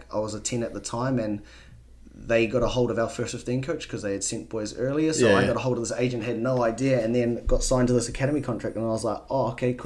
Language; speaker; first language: English; native; English